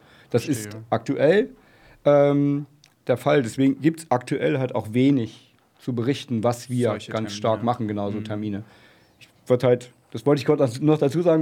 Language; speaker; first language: German; native; German